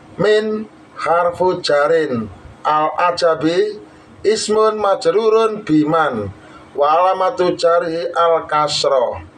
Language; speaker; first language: Arabic; non-native, fluent; Javanese